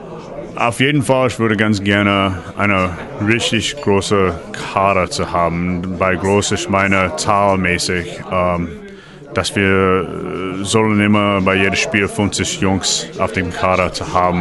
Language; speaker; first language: German; non-native, learner; English